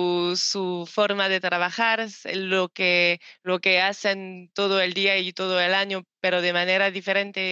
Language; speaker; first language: Spanish; non-native, learner; French